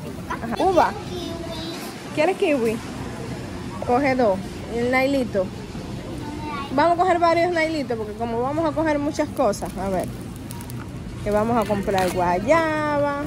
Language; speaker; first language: Spanish; native; Spanish